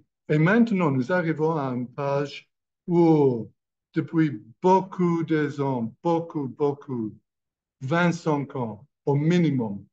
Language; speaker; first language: French; non-native, fluent; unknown